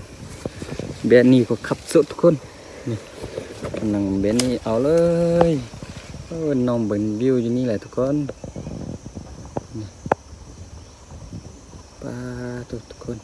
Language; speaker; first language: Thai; non-native, local second language; Lahu